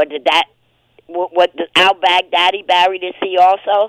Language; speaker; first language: English; native; English